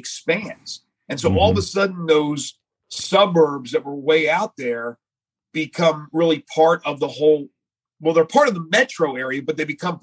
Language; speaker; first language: English; native; English